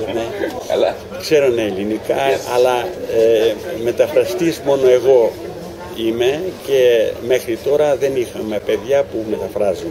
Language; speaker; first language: Greek; non-native, learner; Ukrainian